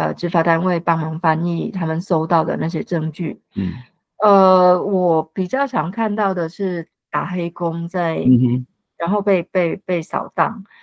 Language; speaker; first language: Chinese; non-native, fluent; Cantonese